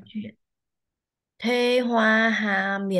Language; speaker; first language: Korean; non-native, learner; Vietnamese